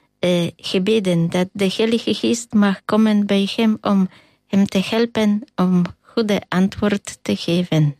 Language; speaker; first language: Dutch; non-native, fluent; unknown